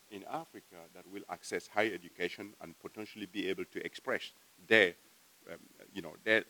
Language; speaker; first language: English; non-native, fluent; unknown